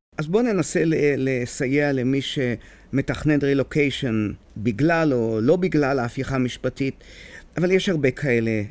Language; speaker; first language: Hebrew; native; Hebrew